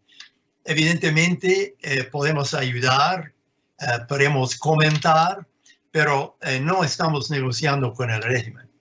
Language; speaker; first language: Spanish; non-native, fluent; English